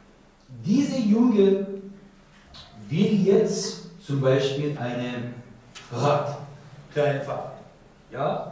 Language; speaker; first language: German; non-native, learner; Persian